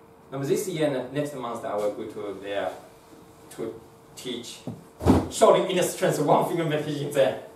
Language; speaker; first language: English; non-native, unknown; Chinese